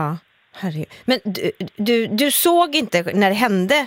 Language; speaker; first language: Swedish; native; Swedish